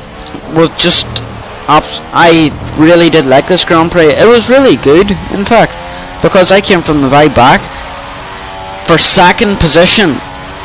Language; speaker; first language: English; native; English